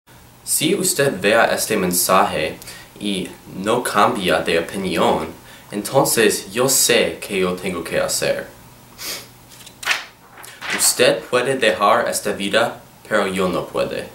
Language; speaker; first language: Spanish; non-native, learner; English